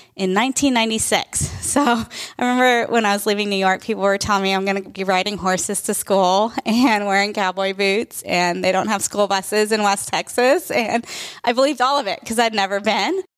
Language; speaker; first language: English; early bilingual, other home language; Telugu